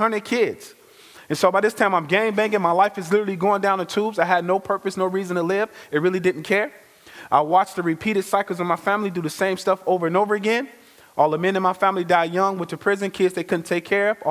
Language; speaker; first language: English; native; English